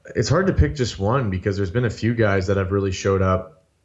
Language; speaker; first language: English; native; English